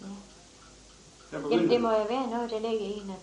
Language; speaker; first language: Danish; native; Danish